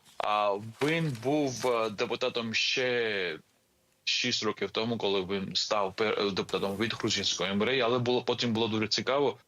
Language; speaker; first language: Ukrainian; non-native, fluent; Georgian